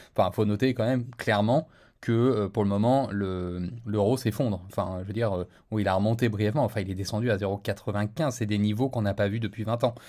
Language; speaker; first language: French; native; French